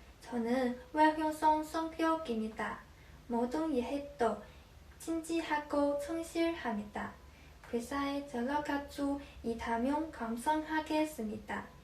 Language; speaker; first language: Korean; non-native, learner; Chinese